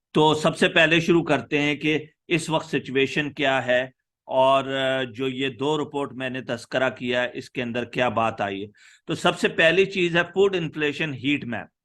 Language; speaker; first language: Urdu; native; Urdu